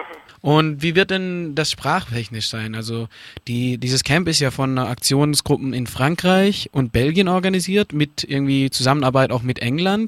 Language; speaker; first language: German; native; German